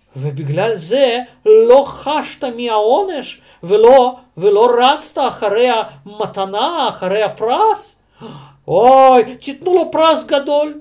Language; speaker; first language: Hebrew; non-native, fluent; Russian